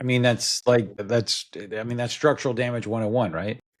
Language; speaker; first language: English; native; English